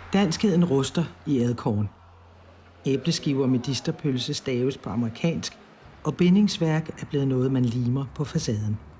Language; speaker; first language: Danish; native; Danish